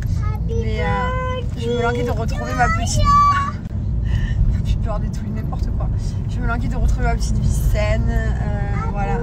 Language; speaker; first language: French; native; French